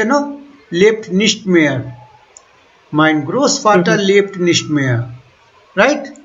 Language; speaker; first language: German; non-native, fluent; Hindi